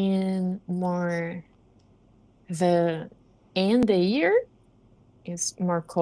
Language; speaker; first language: English; non-native, learner; Portuguese